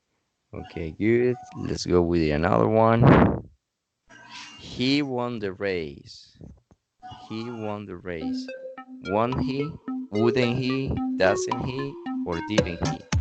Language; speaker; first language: English; non-native, fluent; Spanish